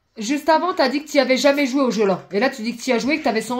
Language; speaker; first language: French; native; French